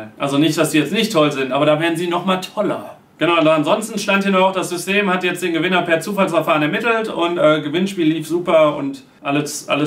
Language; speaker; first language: German; native; German